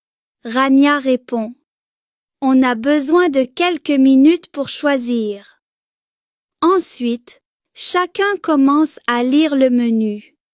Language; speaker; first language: French; non-native, local second language; Arabic